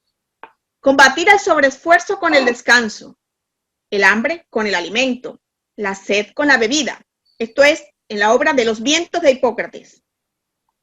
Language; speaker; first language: Spanish; native; Spanish